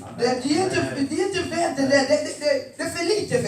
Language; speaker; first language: Swedish; non-native, fluent; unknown